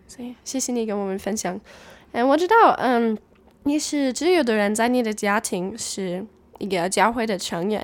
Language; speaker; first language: Chinese; non-native, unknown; English